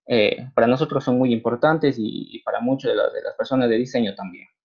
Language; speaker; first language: Spanish; native; Spanish